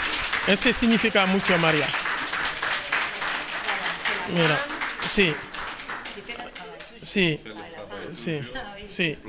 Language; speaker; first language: Spanish; non-native, fluent; Wolof